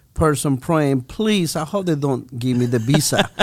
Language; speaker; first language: English; non-native, fluent; Spanish